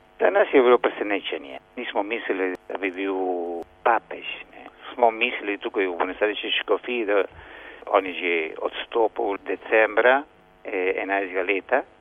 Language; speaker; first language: Slovenian; early bilingual, heritage; Slovenian